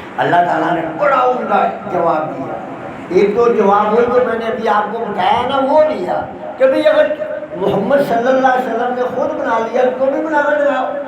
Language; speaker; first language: Urdu; non-native, local second language; Punjabi